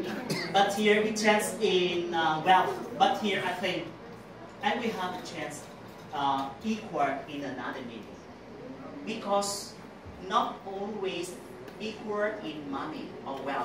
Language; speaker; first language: English; non-native, learner; Vietnamese